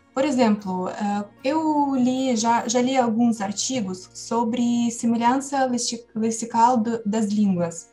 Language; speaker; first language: Portuguese; non-native, fluent; Ukrainian